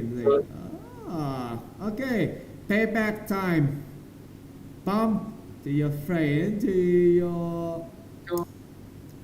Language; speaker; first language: English; non-native, learner; Thai